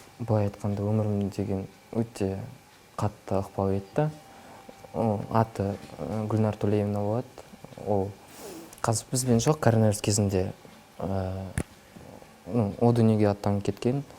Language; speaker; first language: Kazakh; non-native, local second language; Russian